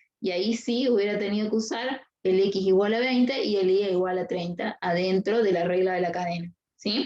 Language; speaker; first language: Spanish; native; Spanish